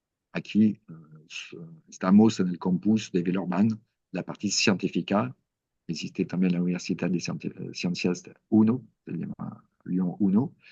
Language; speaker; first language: Spanish; non-native, learner; French